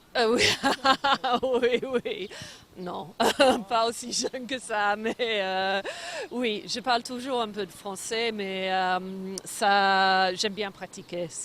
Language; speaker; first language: French; non-native, fluent; English